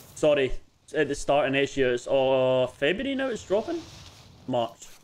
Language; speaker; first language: English; native; English